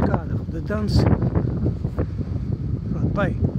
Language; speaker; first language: Dutch; non-native, learner; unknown